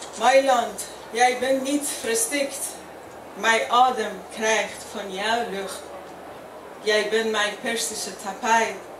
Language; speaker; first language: Dutch; non-native, fluent; Persian